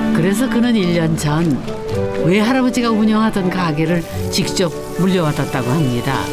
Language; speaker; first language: Korean; native; Korean